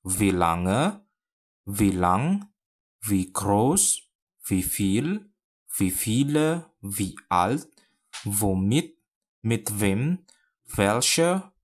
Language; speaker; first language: German; non-native, fluent; Indonesian